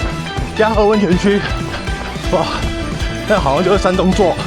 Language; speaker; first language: Chinese; native; Chinese